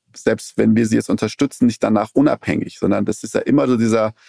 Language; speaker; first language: German; early bilingual, other home language; Persian